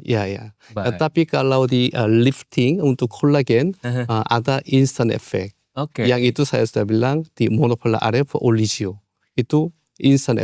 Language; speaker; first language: Indonesian; non-native, learner; Korean